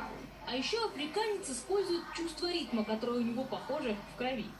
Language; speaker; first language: Russian; native; Russian